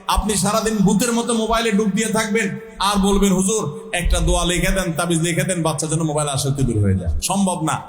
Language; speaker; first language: Bangla; native; Bangla